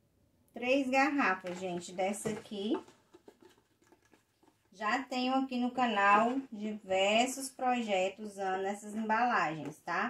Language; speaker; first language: Portuguese; native; Portuguese